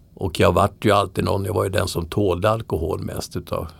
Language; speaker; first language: Swedish; native; Swedish